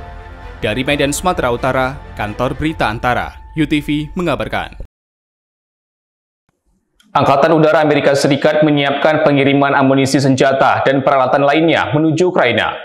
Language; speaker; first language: Indonesian; native; Indonesian